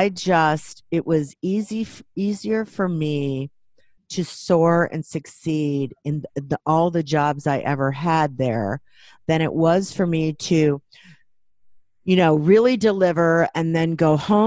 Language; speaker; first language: English; native; English